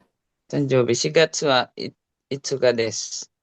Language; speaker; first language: Japanese; non-native, learner; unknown